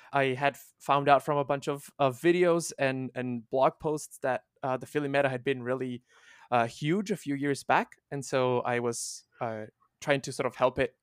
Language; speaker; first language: English; non-native, fluent; Italian